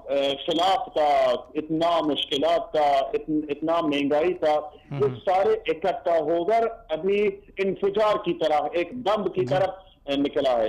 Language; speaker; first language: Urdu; non-native, learner; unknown